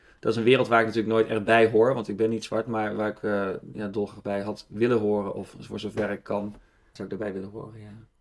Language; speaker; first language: Dutch; native; Dutch